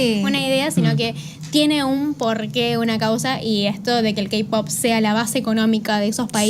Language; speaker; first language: Spanish; native; Spanish